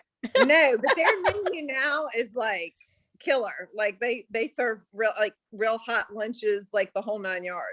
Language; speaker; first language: English; native; English